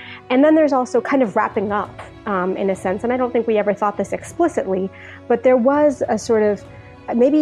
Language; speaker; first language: English; native; English